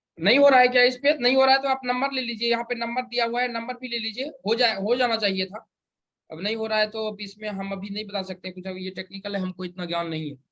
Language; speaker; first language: Hindi; native; Hindi